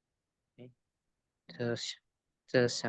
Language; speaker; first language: Chinese; non-native, learner; Indonesian